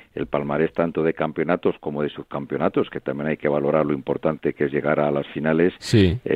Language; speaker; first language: Spanish; native; Spanish